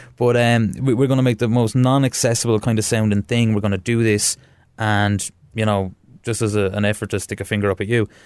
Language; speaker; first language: English; native; English